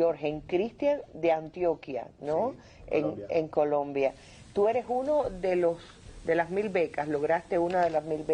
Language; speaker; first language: Spanish; native; Spanish